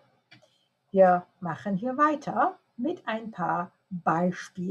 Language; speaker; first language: German; non-native, fluent; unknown